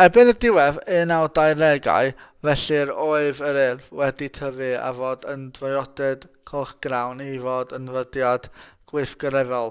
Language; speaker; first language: Welsh; non-native, local second language; English